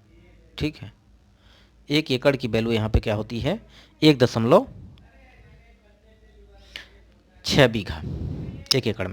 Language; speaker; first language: Hindi; native; Hindi